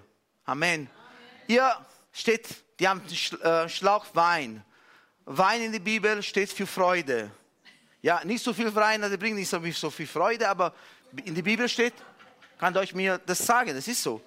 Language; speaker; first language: German; non-native, fluent; Italian